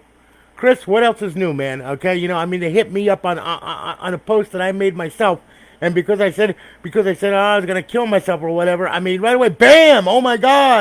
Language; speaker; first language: English; native; English